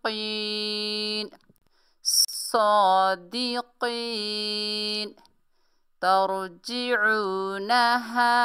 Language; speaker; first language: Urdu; native; Urdu